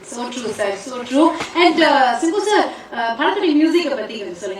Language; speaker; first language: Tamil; native; Tamil